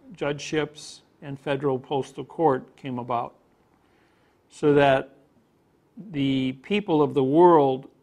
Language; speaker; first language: English; native; English